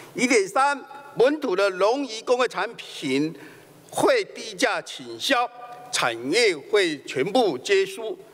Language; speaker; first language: Chinese; native; Chinese